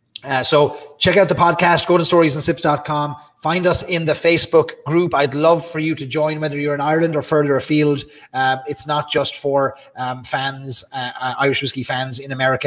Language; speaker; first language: English; native; English